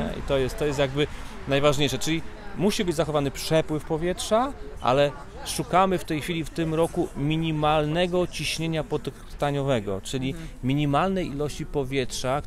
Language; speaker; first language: Polish; native; Polish